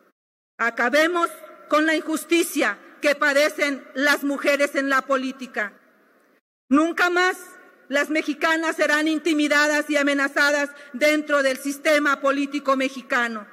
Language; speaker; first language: Spanish; native; Spanish